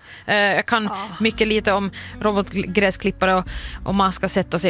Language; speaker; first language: Swedish; native; Swedish